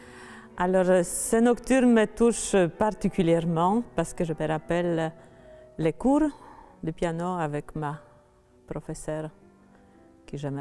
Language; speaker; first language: French; non-native, fluent; Polish